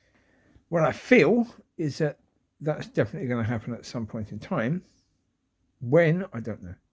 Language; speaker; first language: English; native; English